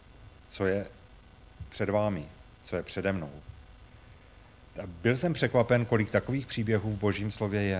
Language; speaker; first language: Czech; native; Czech